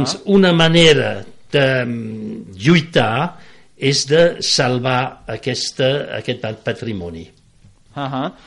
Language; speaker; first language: Catalan; non-native, fluent; French